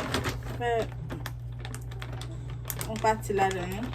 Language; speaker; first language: French; non-native, learner; Haitian Creole